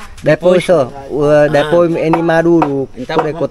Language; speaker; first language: Portuguese; non-native, learner; Vietnamese